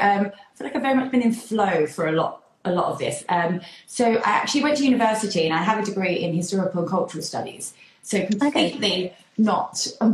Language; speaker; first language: English; native; English